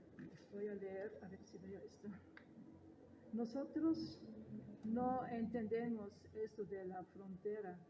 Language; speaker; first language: Spanish; non-native, fluent; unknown